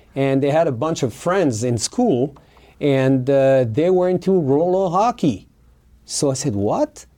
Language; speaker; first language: English; non-native, fluent; French